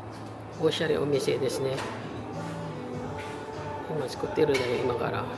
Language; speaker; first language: Japanese; non-native, learner; Filipino